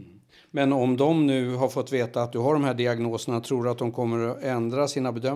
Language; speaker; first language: Swedish; native; Swedish